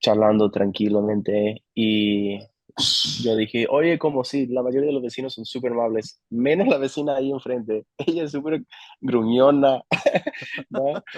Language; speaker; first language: Spanish; non-native, fluent; English